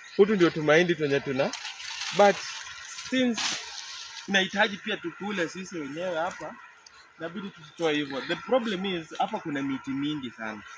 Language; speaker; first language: Swahili; non-native, local second language; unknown